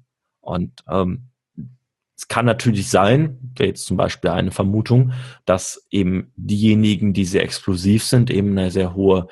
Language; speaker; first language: German; native; German